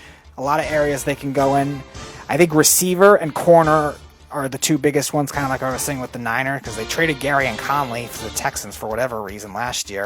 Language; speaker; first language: English; native; English